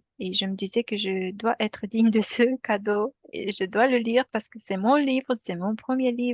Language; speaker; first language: French; non-native, fluent; Romanian